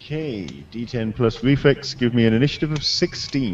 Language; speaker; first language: English; native; English